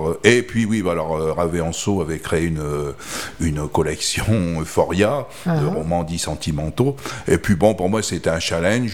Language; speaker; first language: French; native; French